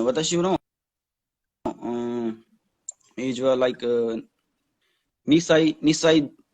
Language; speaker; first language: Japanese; non-native, learner; Hindi